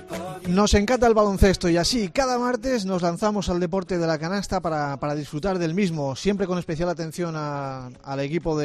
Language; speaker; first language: Spanish; native; Spanish